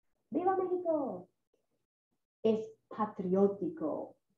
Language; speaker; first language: Spanish; non-native, fluent; English